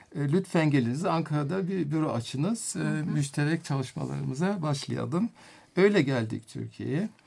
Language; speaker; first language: Turkish; non-native, fluent; German